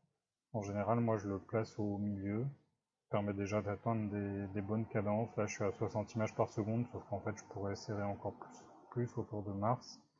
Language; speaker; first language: French; native; French